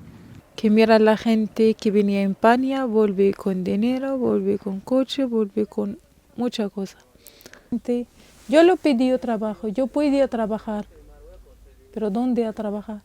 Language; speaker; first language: Spanish; non-native, learner; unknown